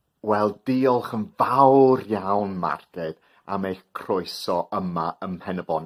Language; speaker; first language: Welsh; non-native, learner; English